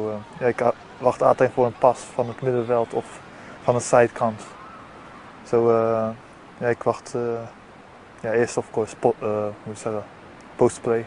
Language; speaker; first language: Dutch; early bilingual, heritage; Dutch